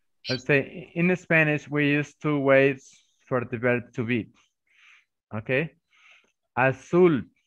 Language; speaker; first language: English; non-native, fluent; Spanish